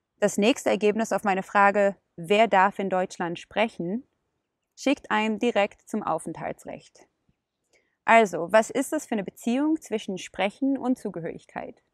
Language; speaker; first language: German; non-native, fluent; Hebrew